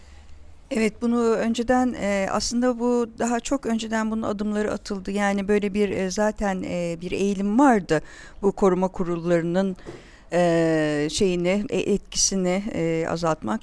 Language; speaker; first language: Turkish; native; Turkish